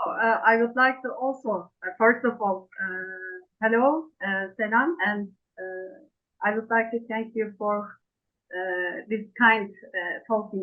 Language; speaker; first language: English; non-native, fluent; Turkish